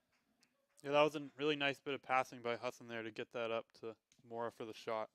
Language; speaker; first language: English; native; English